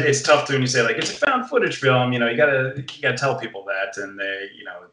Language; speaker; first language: English; native; English